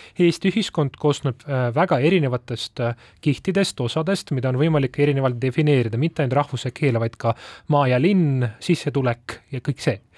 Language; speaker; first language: Estonian; non-native, local second language; Russian